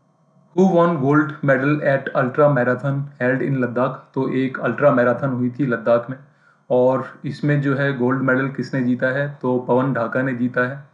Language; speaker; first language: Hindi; native; Hindi